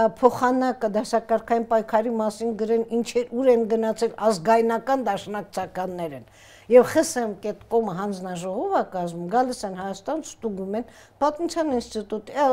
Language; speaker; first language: Armenian; native; Armenian